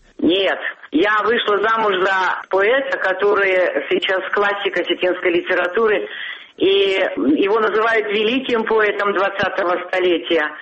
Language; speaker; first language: Russian; non-native, local second language; Ossetic